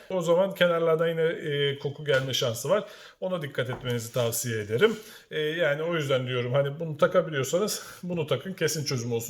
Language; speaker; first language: Turkish; native; Turkish